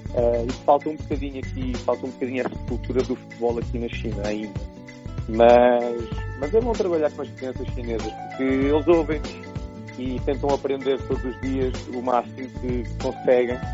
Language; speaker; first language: Portuguese; native; Portuguese